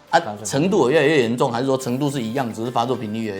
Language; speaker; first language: Chinese; native; Chinese